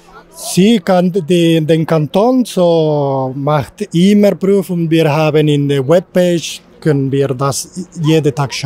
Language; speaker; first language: German; non-native, learner; Spanish